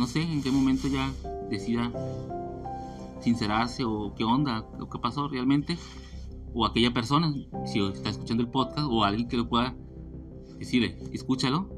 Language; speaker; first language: Spanish; native; Spanish